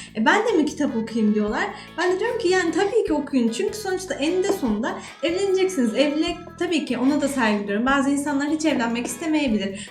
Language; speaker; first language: Turkish; native; Turkish